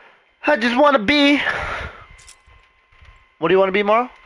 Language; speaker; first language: English; native; English